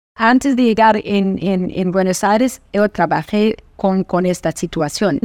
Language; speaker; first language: Spanish; non-native, fluent; Portuguese